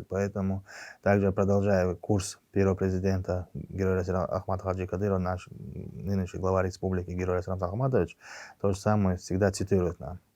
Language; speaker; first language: Russian; non-native, local second language; Chechen